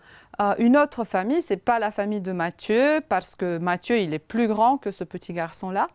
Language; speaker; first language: French; non-native, fluent; Romanian